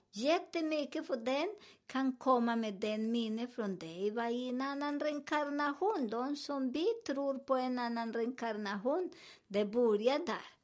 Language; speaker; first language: Swedish; non-native, fluent; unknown